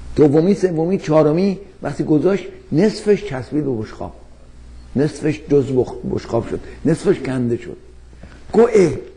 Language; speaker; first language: Persian; native; Persian